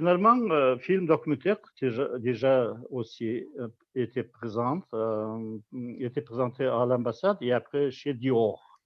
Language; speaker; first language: French; non-native, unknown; Kazakh